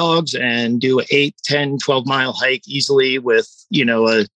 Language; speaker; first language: English; native; English